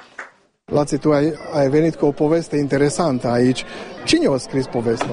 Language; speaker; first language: Romanian; early bilingual, heritage; Romanian